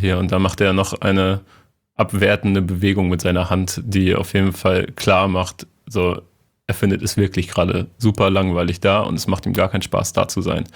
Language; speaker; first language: German; native; German